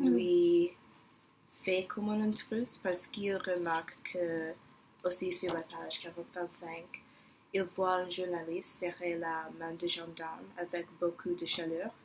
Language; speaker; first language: French; non-native, learner; English